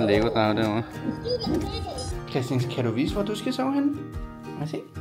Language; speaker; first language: Danish; native; Danish